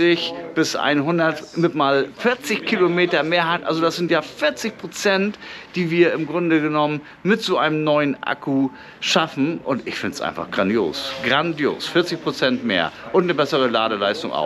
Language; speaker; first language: German; native; German